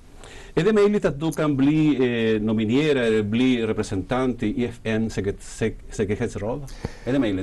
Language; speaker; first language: Swedish; non-native, fluent; Spanish